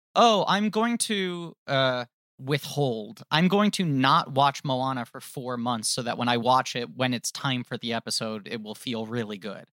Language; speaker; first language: English; native; English